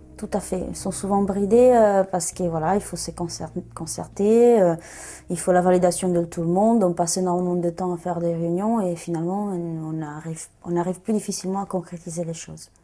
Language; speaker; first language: French; non-native, fluent; Italian